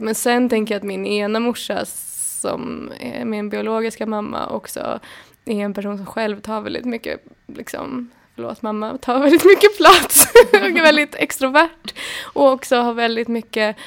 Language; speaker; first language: Swedish; native; Swedish